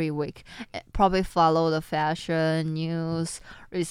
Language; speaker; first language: English; non-native, learner; Chinese